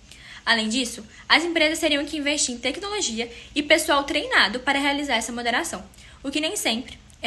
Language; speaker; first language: Portuguese; native; Portuguese